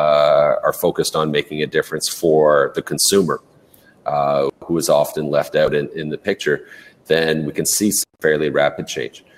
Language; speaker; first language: English; native; English